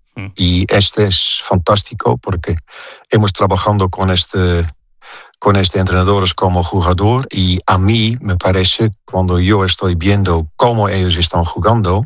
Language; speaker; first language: Spanish; non-native, fluent; Dutch